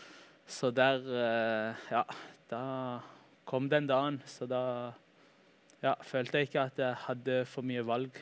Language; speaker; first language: Norwegian; early bilingual, heritage; Norwegian